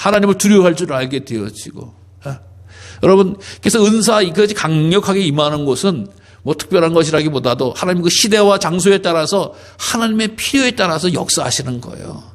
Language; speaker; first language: Korean; native; Korean